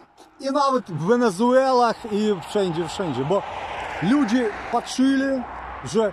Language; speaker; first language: Polish; non-native, fluent; Ukrainian